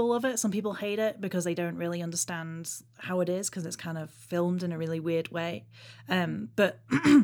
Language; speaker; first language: English; native; English